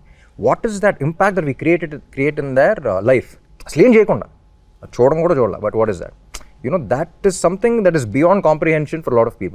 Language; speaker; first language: Telugu; native; Telugu